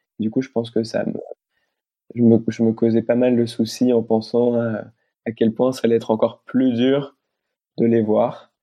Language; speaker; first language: French; native; French